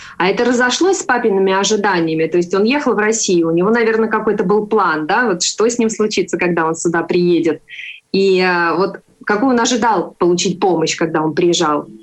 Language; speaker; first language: Russian; native; Russian